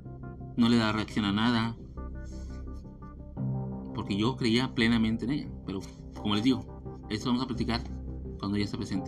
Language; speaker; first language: Spanish; native; Spanish